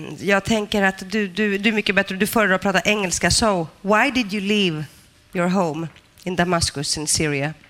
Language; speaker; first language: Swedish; early bilingual, other home language; Greek